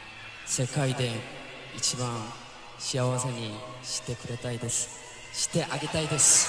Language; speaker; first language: Japanese; non-native, learner; Korean